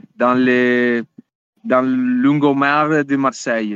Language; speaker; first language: French; non-native, learner; Italian